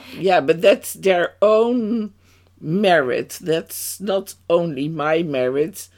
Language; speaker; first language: English; non-native, fluent; Dutch